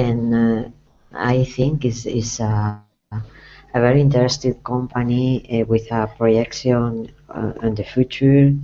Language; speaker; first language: English; non-native, learner; Spanish